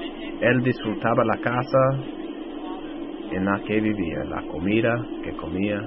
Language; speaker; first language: Spanish; non-native, fluent; English